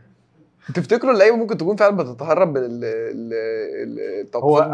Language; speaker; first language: Arabic; native; Arabic